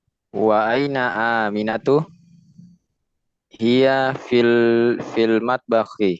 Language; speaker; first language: Arabic; non-native, learner; Indonesian